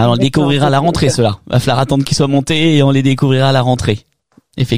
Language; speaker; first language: French; native; French